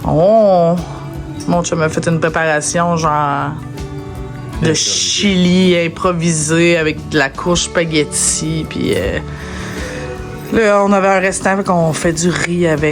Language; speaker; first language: French; native; French